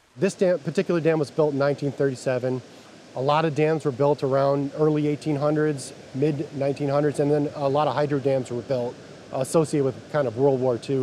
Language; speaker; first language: English; native; English